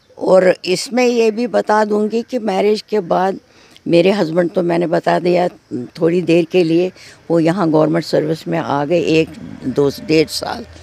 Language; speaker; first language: Urdu; non-native, local second language; Kashmiri